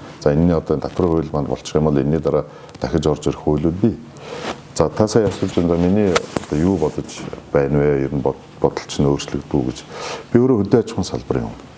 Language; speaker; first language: Mongolian; non-native, local second language; Kazakh